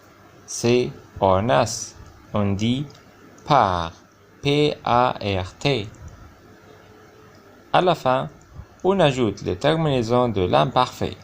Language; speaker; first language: French; non-native, fluent; Arabic